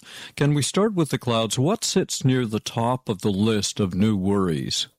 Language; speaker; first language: English; native; English